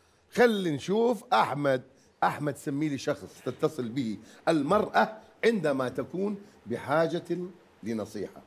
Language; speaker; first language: Arabic; native; Arabic